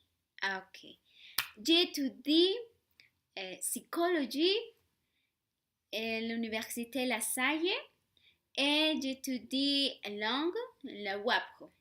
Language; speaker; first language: French; non-native, learner; Spanish